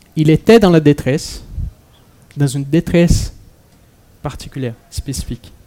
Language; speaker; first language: French; non-native, fluent; Portuguese